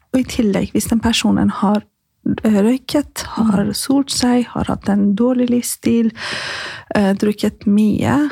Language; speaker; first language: Norwegian; non-native, fluent; Persian